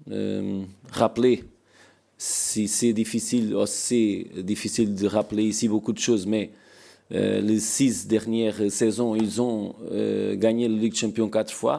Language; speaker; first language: French; non-native, learner; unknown